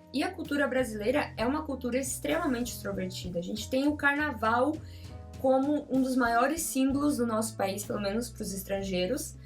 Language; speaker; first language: Portuguese; native; Portuguese